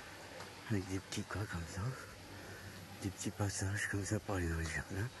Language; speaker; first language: French; native; French